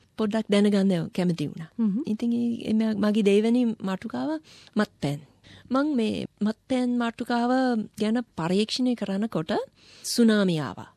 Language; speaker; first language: Sinhala; non-native, fluent; English